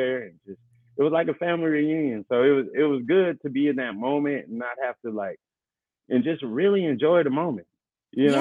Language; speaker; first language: English; native; English